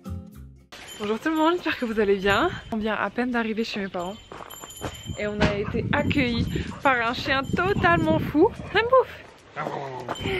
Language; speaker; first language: French; native; French